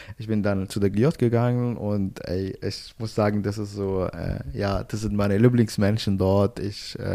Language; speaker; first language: German; non-native, fluent; Arabic